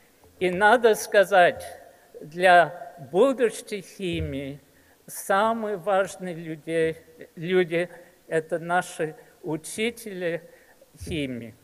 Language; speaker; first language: Russian; early bilingual, heritage; English